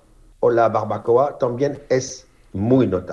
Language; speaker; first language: Spanish; non-native, learner; French